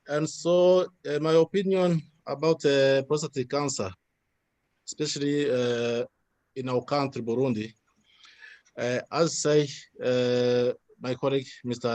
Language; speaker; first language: English; non-native, learner; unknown